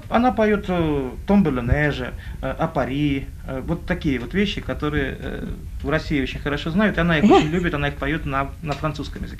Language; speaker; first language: Russian; native; Russian